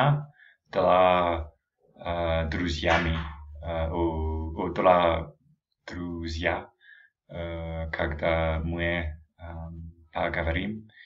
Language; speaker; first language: Russian; non-native, learner; English